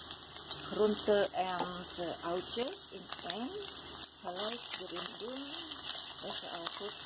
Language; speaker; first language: Dutch; non-native, learner; Indonesian